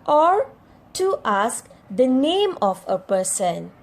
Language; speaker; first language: English; non-native, local second language; Malay